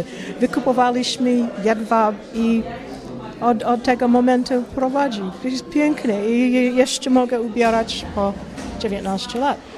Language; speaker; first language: Polish; non-native, learner; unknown